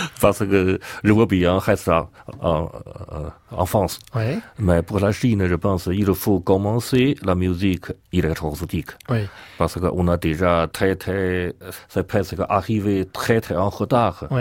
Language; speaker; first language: French; non-native, learner; Chinese